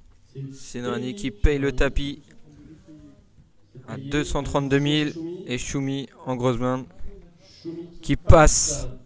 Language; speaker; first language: French; native; French